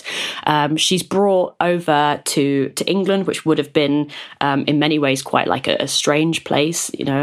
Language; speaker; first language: English; native; English